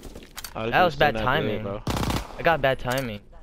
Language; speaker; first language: English; native; English